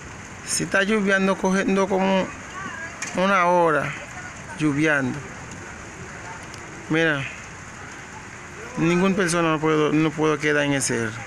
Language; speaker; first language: Spanish; non-native, learner; Haitian Creole